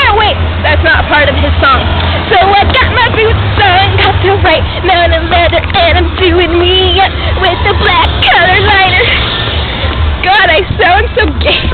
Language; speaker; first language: English; native; English